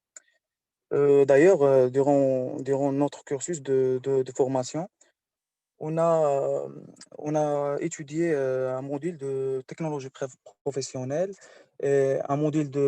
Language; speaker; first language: French; non-native, local second language; Arabic